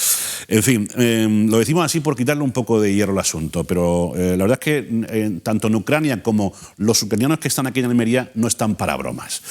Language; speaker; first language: Spanish; native; Spanish